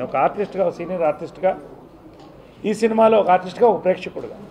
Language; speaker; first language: Telugu; native; Telugu